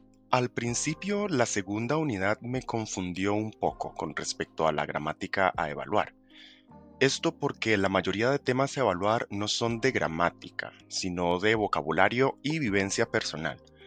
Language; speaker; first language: Spanish; native; Spanish